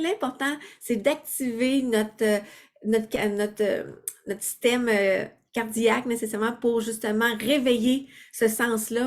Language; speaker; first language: French; native; French